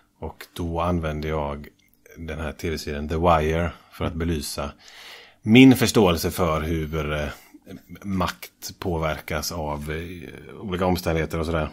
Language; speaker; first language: Swedish; native; Swedish